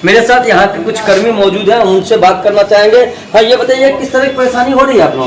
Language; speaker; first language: Hindi; native; Hindi